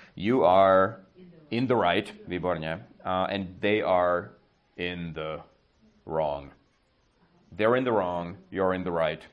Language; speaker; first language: English; non-native, fluent; Czech